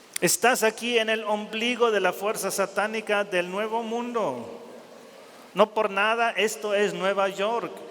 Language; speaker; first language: Spanish; non-native, fluent; German